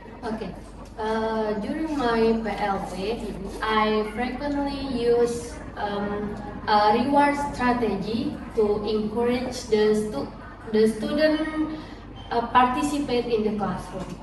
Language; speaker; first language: English; non-native, learner; Indonesian